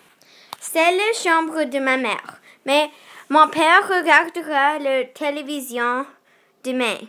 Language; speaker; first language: French; non-native, learner; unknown